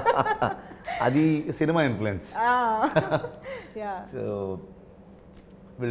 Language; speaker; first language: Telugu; non-native, learner; Kannada